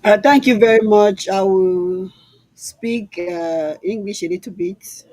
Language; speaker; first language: English; non-native, local second language; Yoruba